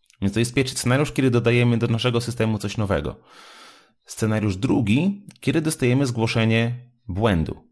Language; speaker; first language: Polish; native; Polish